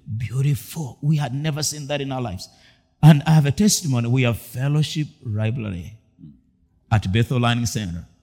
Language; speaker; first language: English; non-native, local second language; Ganda